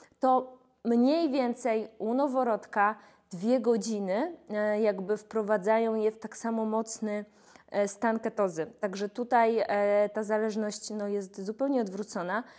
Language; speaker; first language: Polish; native; Polish